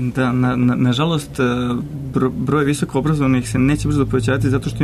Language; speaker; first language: Serbian; native; Serbian